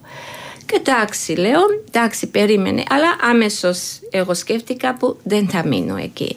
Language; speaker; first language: Greek; non-native, learner; Georgian